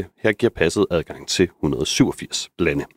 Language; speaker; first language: Danish; native; Danish